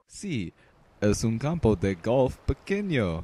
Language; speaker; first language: Spanish; non-native, learner; English